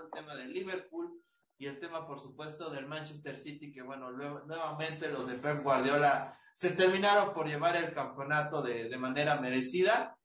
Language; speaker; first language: Spanish; native; Spanish